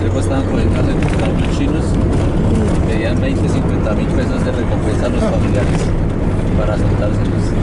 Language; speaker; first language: Spanish; native; Spanish